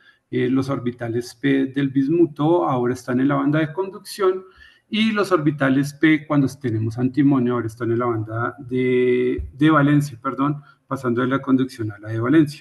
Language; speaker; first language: Spanish; native; Spanish